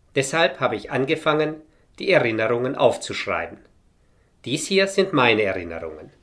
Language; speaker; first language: German; early bilingual, heritage; Romanian